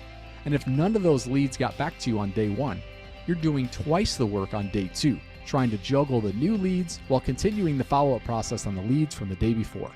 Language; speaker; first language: English; native; English